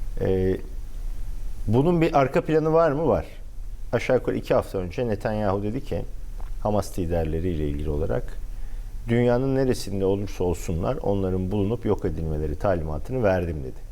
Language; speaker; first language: Turkish; native; Turkish